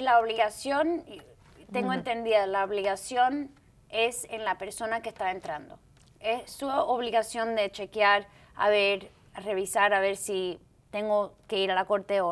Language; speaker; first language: Spanish; early bilingual, heritage; Spanish